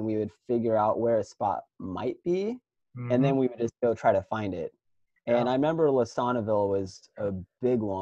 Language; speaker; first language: English; native; English